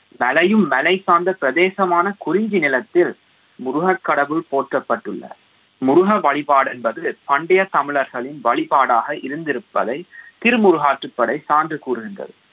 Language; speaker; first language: Tamil; early bilingual, heritage; Tamil